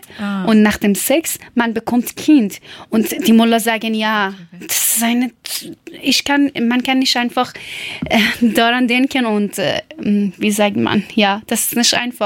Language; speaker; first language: German; non-native, learner; Persian